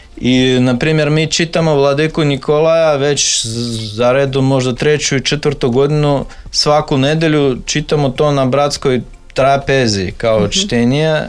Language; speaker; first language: Serbian; non-native, fluent; Russian